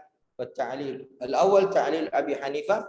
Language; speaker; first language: Arabic; non-native, fluent; Indonesian